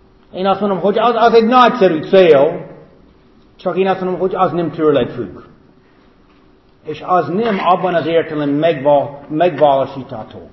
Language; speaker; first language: Hungarian; non-native, fluent; English